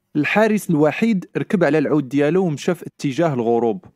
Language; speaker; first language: Arabic; non-native, learner; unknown